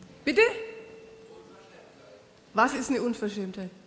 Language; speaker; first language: German; native; German